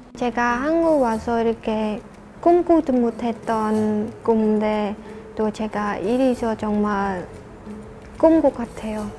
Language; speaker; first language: Korean; non-native, learner; Khmer